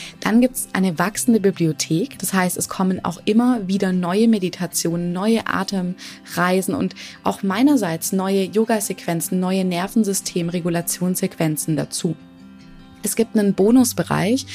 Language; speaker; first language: German; native; German